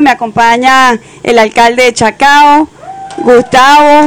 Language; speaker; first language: Spanish; native; Spanish